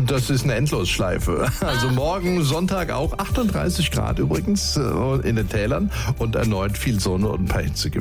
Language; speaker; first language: German; native; German